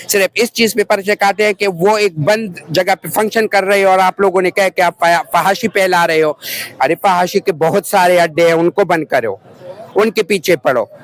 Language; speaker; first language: Urdu; non-native, local second language; Pashto